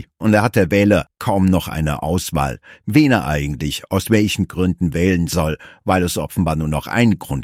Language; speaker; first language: German; native; German